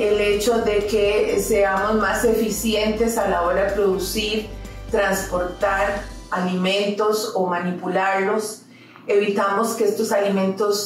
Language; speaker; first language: Spanish; native; Spanish